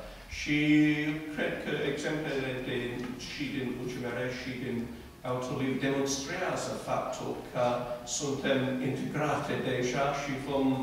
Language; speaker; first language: Romanian; non-native, fluent; English